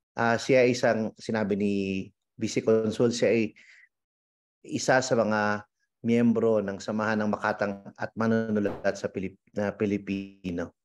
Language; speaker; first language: Filipino; native; Filipino